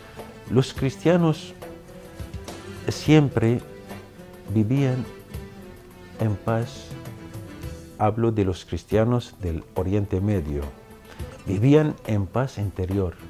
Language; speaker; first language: Spanish; non-native, fluent; Arabic